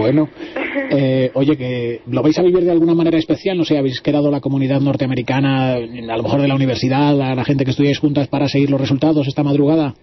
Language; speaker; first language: Spanish; native; Spanish